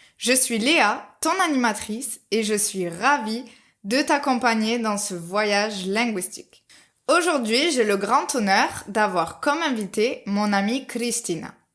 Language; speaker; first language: French; native; French